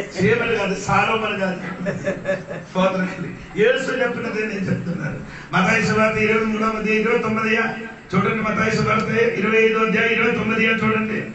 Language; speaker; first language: Telugu; non-native, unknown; Malayalam